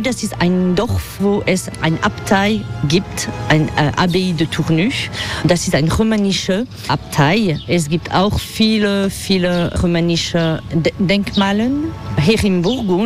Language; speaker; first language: German; non-native, learner; French